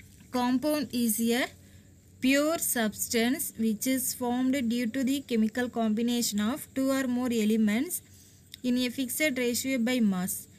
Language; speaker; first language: English; non-native, local second language; Tamil